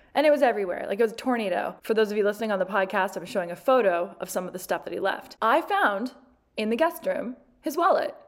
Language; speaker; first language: English; native; English